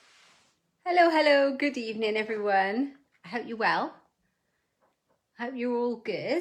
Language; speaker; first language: English; native; English